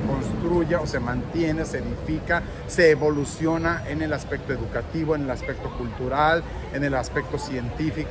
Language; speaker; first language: Spanish; native; Spanish